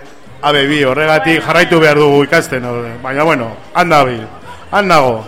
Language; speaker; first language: Basque; non-native, local second language; Spanish